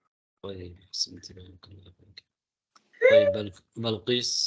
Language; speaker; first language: Arabic; non-native, fluent; Tamil